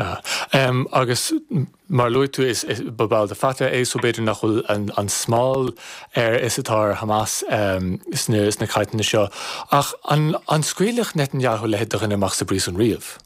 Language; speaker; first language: Irish; native; Irish